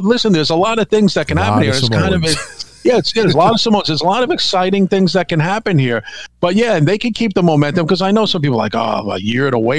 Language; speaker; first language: English; native; English